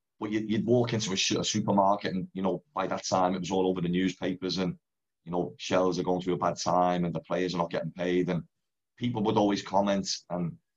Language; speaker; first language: English; native; English